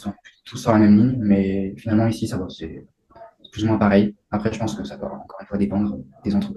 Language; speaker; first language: French; native; French